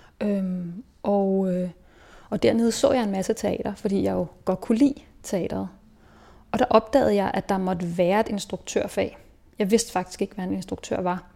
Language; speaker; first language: Danish; native; Danish